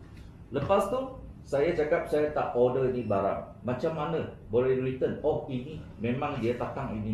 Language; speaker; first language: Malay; non-native, local second language; Chinese